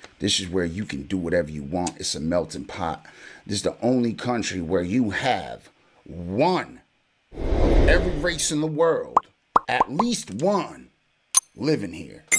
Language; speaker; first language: English; native; English